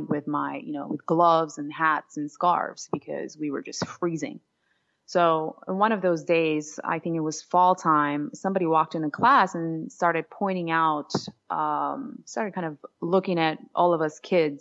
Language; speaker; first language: English; non-native, fluent; Georgian